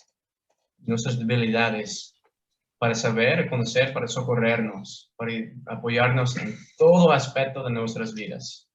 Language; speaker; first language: Spanish; non-native, fluent; English